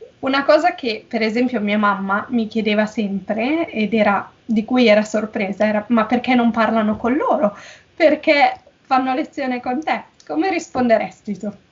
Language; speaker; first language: Italian; native; Italian